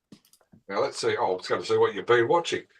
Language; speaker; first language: English; native; English